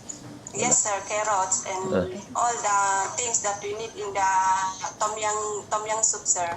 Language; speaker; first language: English; non-native, learner; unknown